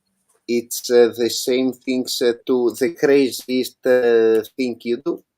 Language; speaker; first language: English; non-native, learner; Italian